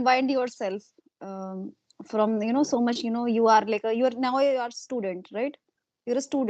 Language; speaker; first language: English; non-native, local second language; Hindi